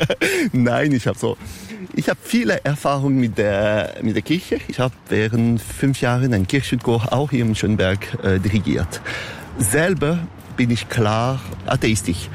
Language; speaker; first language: German; non-native, local second language; French